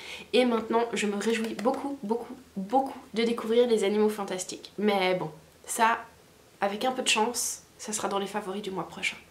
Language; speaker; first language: French; native; French